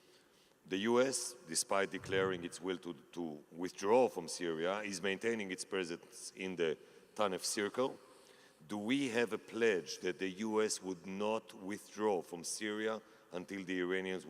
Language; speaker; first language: English; non-native, fluent; Hebrew